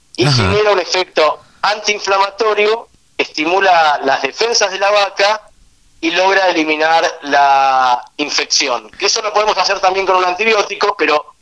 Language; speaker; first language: Spanish; native; Spanish